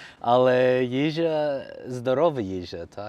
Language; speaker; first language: Ukrainian; non-native, learner; English